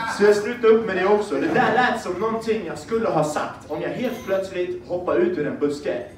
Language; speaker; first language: Swedish; early bilingual, other home language; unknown